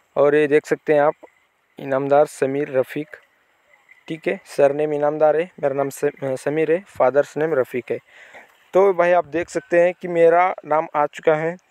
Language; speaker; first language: Hindi; non-native, local second language; Marathi